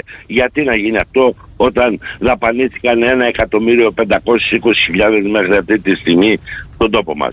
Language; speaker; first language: Greek; native; Greek